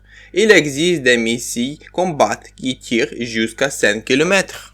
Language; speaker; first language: French; non-native, learner; Ukrainian